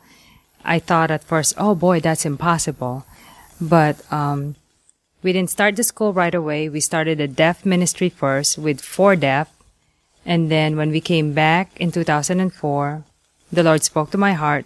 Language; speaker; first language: English; non-native, local second language; Pampanga